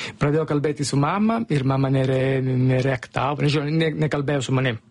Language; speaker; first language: Lithuanian; non-native, learner; Italian